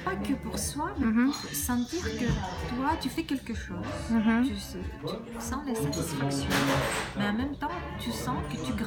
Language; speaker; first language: French; non-native, fluent; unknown